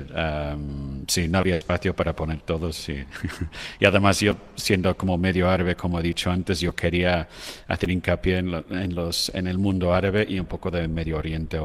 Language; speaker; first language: Spanish; non-native, fluent; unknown